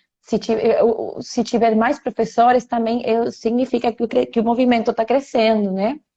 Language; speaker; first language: Portuguese; non-native, fluent; Spanish